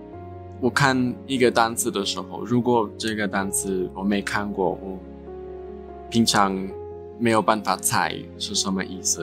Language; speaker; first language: Chinese; non-native, learner; English